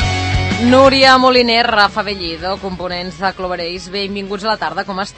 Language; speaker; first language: Catalan; native; Catalan